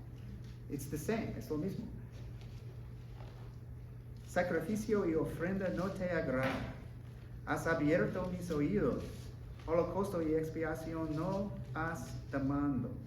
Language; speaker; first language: Spanish; non-native, learner; English